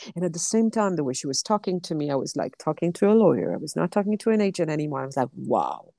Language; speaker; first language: English; non-native, fluent; French